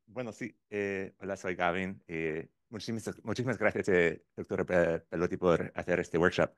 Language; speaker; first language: Spanish; non-native, fluent; English